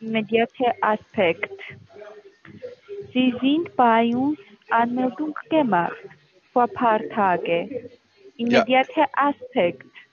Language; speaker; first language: German; non-native, learner; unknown